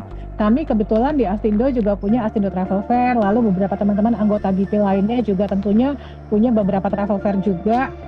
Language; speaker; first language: Indonesian; native; Indonesian